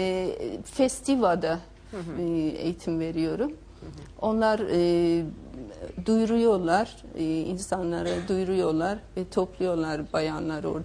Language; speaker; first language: Turkish; non-native, fluent; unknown